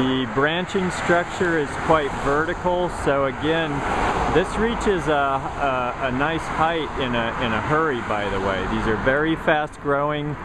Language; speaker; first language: English; native; English